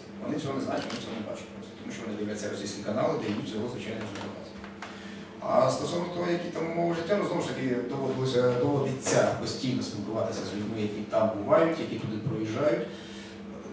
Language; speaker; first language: Ukrainian; native; Ukrainian